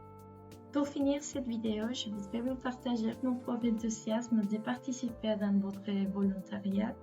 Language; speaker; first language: French; non-native, fluent; Spanish